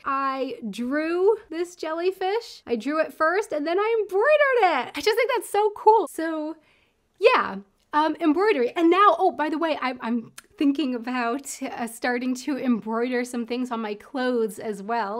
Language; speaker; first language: English; native; English